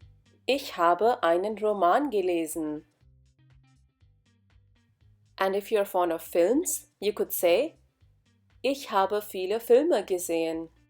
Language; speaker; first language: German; non-native, fluent; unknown